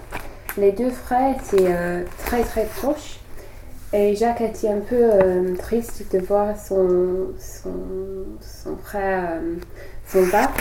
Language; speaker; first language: French; non-native, learner; English